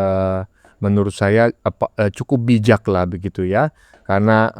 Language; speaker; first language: Indonesian; native; Indonesian